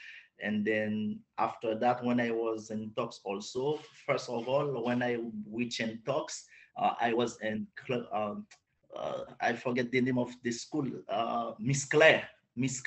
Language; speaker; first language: English; non-native, learner; Haitian Creole